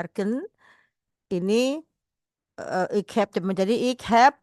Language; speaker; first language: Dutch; non-native, fluent; Indonesian